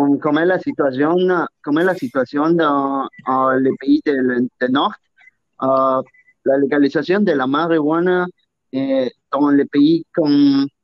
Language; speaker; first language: French; non-native, learner; Spanish